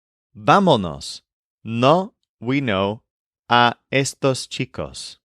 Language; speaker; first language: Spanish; non-native, fluent; English